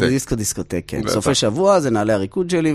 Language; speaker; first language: Hebrew; native; Hebrew